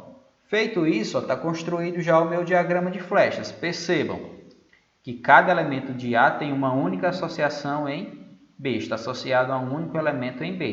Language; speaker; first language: Portuguese; native; Portuguese